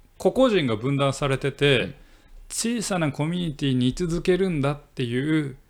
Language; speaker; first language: Japanese; native; Japanese